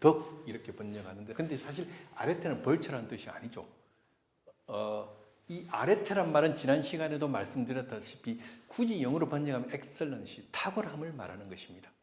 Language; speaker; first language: Korean; native; Korean